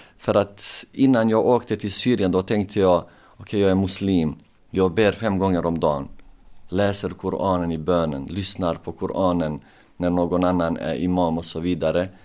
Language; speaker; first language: Swedish; non-native, local second language; Bosnian